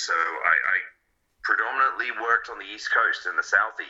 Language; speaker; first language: English; native; English